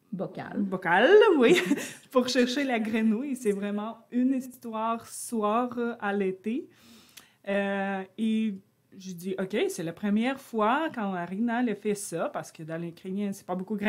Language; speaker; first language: French; non-native, learner; Ukrainian